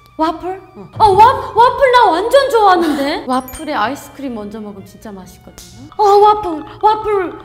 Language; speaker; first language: Korean; native; Korean